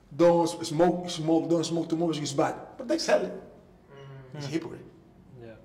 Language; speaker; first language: English; non-native, learner; Spanish